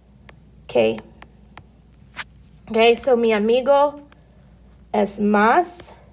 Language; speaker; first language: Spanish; non-native, fluent; English